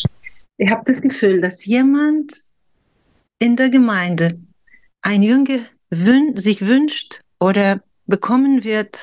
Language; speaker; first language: German; non-native, fluent; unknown